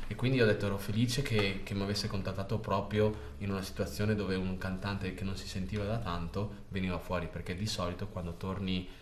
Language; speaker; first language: Italian; early bilingual, other home language; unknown